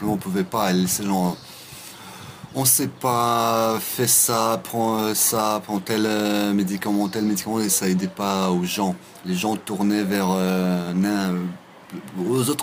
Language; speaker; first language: French; non-native, fluent; Russian